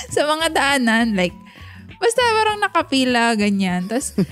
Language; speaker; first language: Filipino; non-native, local second language; Bikol